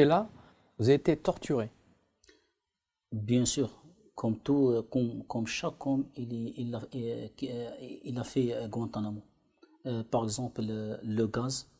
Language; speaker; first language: French; non-native, learner; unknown